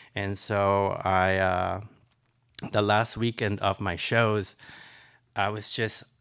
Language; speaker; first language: English; early bilingual, other home language; Spanish